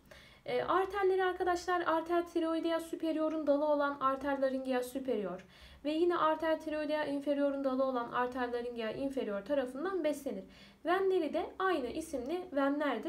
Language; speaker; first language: Turkish; native; Turkish